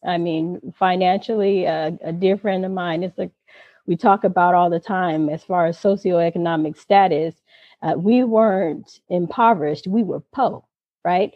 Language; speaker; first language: English; native; English